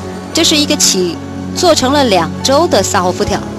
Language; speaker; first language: Chinese; native; Chinese